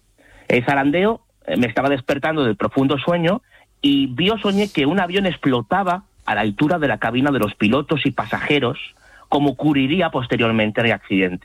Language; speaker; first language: Spanish; native; Spanish